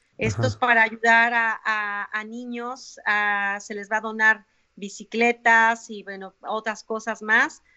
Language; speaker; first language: Spanish; native; Spanish